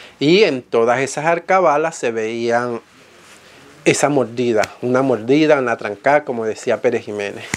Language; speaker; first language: Spanish; native; Spanish